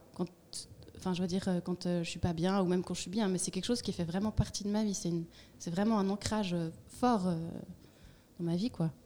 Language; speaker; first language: French; native; French